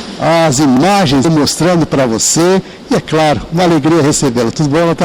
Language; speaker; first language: Portuguese; native; Portuguese